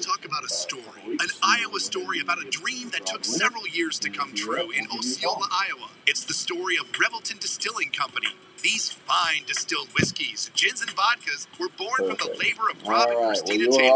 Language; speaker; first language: English; native; English